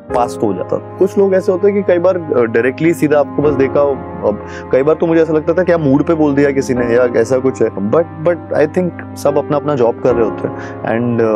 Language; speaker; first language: Hindi; native; Hindi